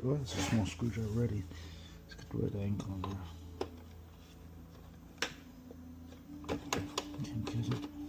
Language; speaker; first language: English; native; English